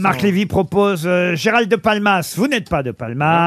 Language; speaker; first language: French; native; French